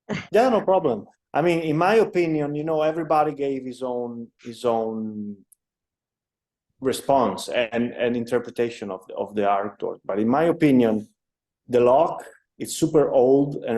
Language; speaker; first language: English; non-native, fluent; Italian